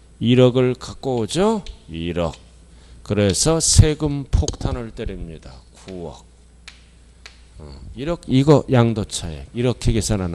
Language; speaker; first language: Korean; native; Korean